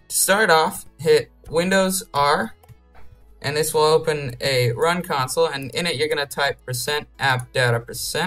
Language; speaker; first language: English; native; English